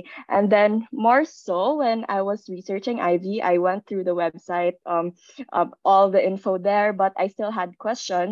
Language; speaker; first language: English; non-native, local second language; Filipino